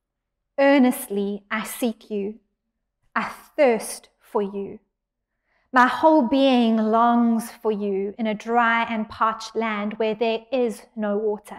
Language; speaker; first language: English; native; English